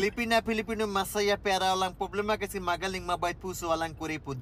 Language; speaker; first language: Filipino; non-native, learner; Bangla